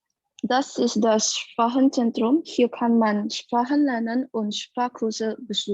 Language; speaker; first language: German; non-native, learner; Indonesian